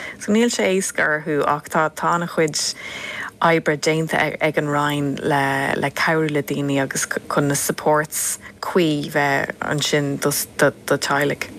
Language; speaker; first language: Irish; non-native, local second language; English